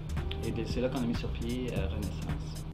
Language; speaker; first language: French; native; French